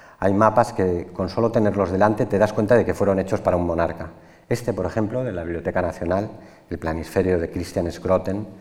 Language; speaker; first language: Spanish; native; Spanish